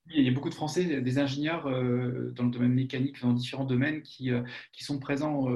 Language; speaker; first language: French; native; French